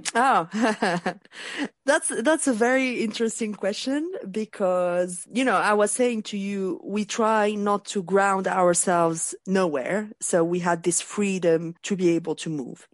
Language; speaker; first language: English; non-native, fluent; Arabic